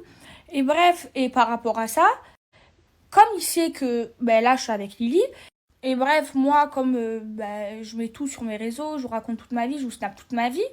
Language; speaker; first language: French; native; French